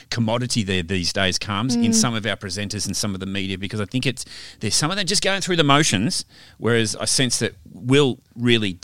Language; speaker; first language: English; native; English